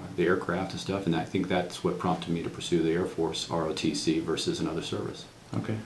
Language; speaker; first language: English; native; English